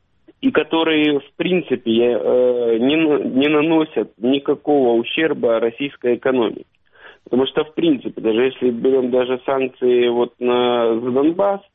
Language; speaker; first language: Russian; native; Russian